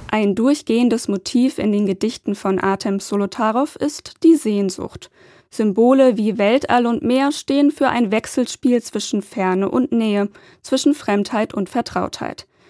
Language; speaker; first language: German; native; German